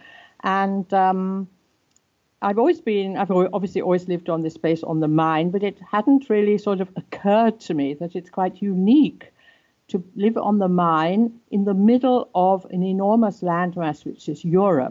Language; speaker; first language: English; native; English